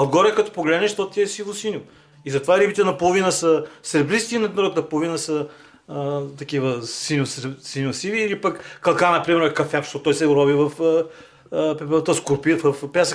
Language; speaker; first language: Bulgarian; native; Bulgarian